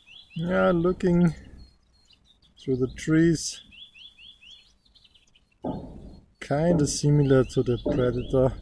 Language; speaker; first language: English; non-native, fluent; German